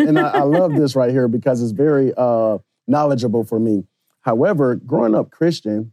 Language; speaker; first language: English; native; English